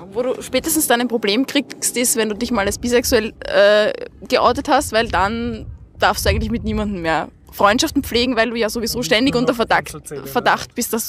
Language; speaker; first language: German; native; German